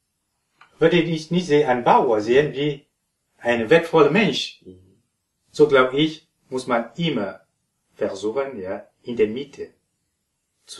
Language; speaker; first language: German; non-native, fluent; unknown